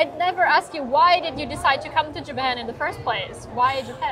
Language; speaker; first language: English; non-native, fluent; Japanese